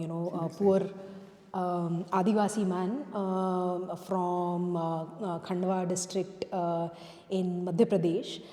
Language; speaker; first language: English; non-native, local second language; Hindi